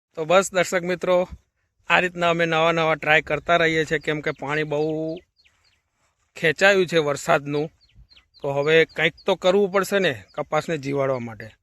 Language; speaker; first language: Gujarati; non-native, local second language; Kachhi